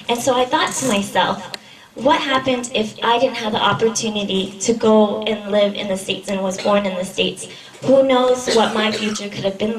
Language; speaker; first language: English; early bilingual, other home language; Vietnamese